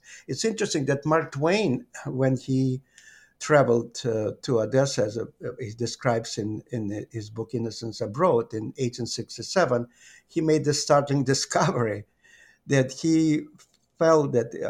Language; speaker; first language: English; non-native, fluent; Ukrainian